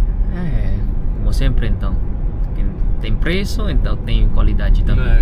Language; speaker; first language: Portuguese; non-native, learner; Indonesian